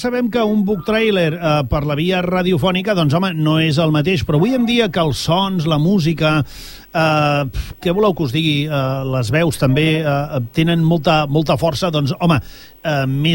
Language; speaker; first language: Catalan; native; Catalan